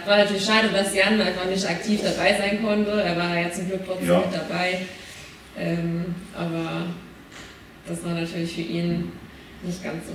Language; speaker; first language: German; native; German